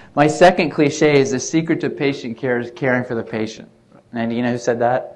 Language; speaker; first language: English; native; English